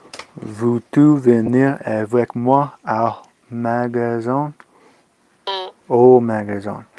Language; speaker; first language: French; non-native, learner; English